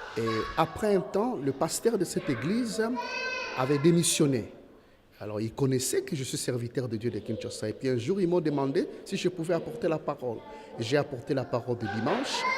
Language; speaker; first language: French; non-native, local second language; Lingala